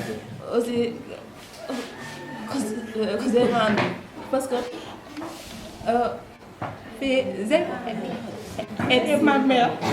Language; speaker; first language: French; non-native, local second language; Wolof